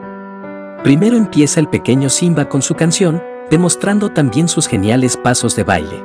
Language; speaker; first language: Spanish; native; Spanish